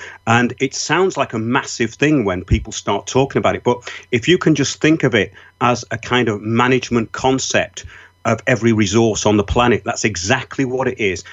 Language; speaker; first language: English; native; English